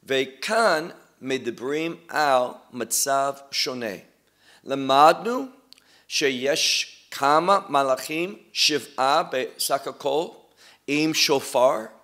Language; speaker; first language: Hebrew; non-native, fluent; English